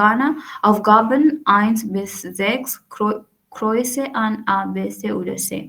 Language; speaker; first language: German; non-native, learner; Urdu